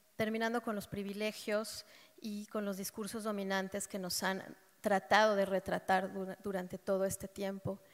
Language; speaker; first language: Spanish; native; Spanish